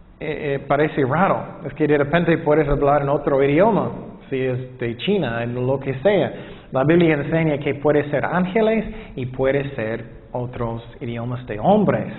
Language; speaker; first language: Spanish; non-native, fluent; English